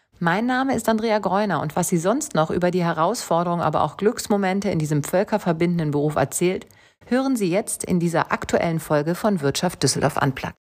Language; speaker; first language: German; native; German